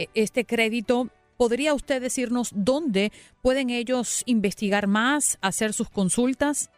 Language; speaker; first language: Spanish; native; Spanish